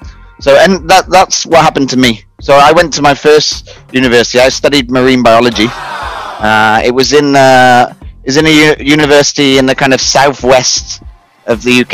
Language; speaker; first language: English; native; English